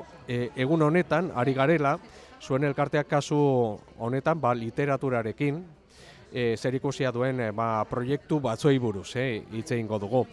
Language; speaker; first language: Basque; native; Basque